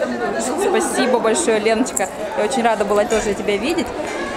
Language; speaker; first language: Russian; native; Russian